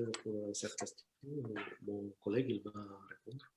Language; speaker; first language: French; non-native, learner; Tamil